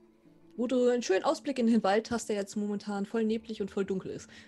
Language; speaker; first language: German; native; German